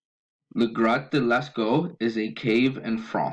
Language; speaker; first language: French; non-native, learner; English